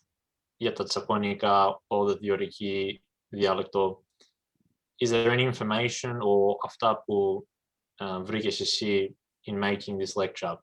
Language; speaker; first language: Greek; early bilingual, heritage; English